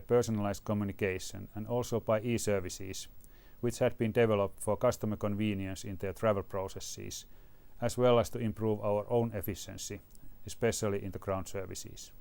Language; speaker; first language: English; non-native, fluent; Finnish